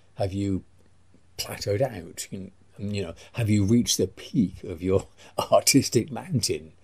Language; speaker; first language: English; native; English